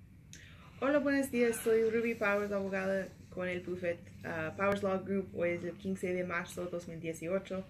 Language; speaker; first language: Spanish; non-native, learner; English